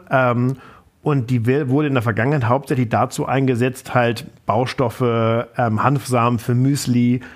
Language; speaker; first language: German; native; German